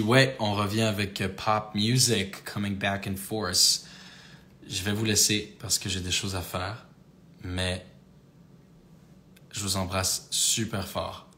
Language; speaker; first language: French; native; French